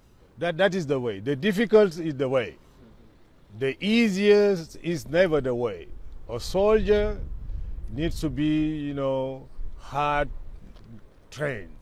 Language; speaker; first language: English; non-native, fluent; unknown